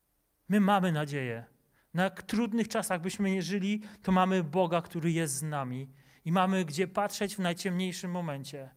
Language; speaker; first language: Polish; native; Polish